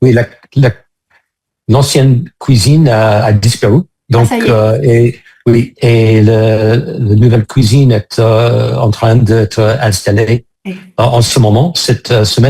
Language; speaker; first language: French; non-native, fluent; English